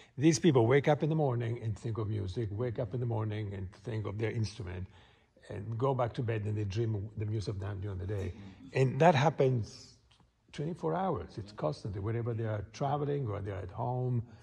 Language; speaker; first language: English; non-native, fluent; Italian